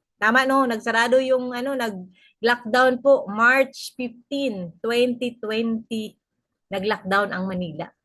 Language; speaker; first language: Filipino; non-native, local second language; Cebuano